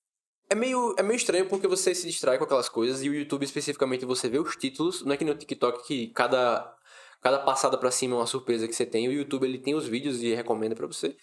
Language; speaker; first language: Portuguese; native; Portuguese